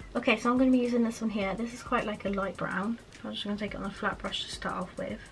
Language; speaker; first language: English; native; English